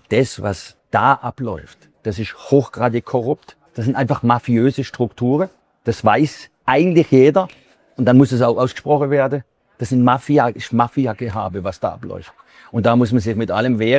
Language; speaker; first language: German; native; German